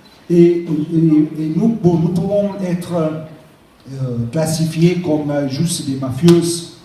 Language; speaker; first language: French; non-native, learner; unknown